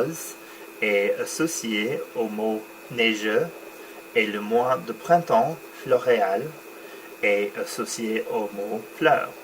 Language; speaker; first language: French; non-native, learner; English